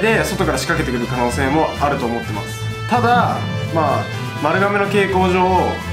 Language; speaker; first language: Japanese; native; Japanese